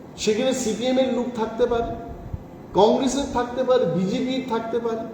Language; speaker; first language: Bangla; non-native, local second language; Kok Borok